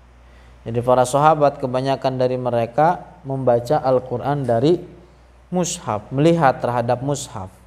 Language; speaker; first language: Indonesian; native; Indonesian